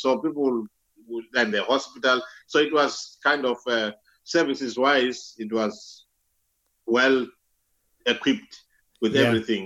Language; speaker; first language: English; non-native, local second language; Zulu